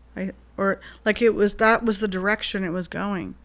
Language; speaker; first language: English; native; English